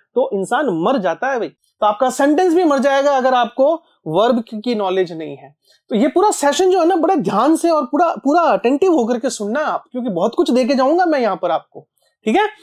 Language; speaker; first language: Hindi; native; Hindi